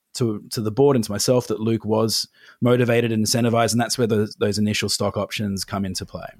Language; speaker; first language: English; native; English